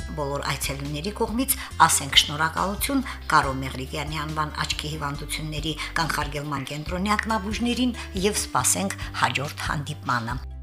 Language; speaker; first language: Armenian; native; Armenian